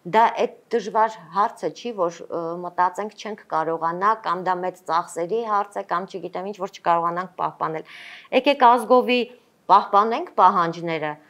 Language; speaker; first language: Armenian; native; Armenian